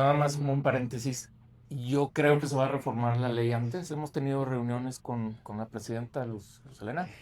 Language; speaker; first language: Spanish; native; Spanish